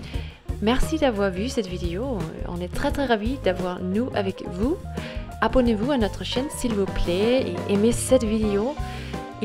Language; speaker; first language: French; non-native, fluent; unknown